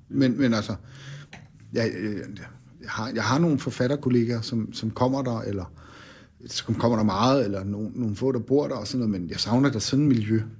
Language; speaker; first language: Danish; native; Danish